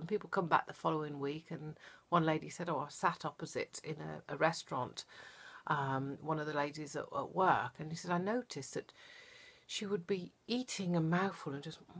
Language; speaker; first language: English; native; English